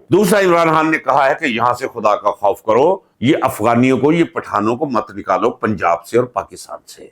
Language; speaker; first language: Urdu; non-native, local second language; Punjabi